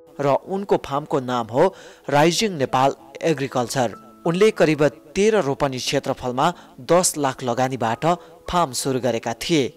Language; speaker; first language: Nepali; native; Nepali